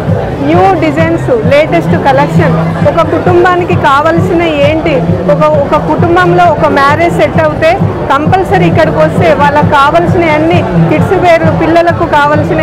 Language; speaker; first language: Telugu; native; Telugu